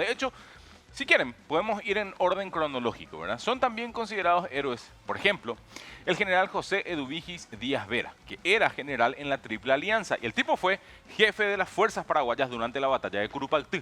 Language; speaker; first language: Spanish; native; Spanish